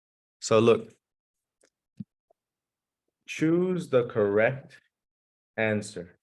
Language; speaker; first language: English; early bilingual, other home language; Spanish